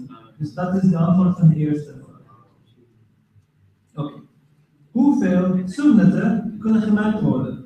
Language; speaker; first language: Dutch; non-native, fluent; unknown